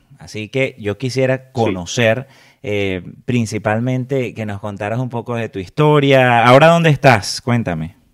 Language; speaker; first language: Spanish; native; Spanish